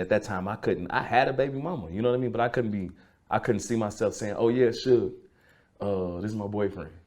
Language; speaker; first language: English; native; English